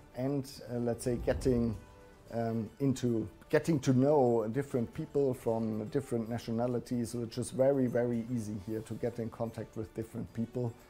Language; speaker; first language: English; non-native, fluent; German